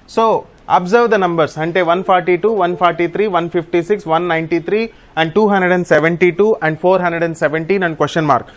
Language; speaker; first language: English; non-native, local second language; Telugu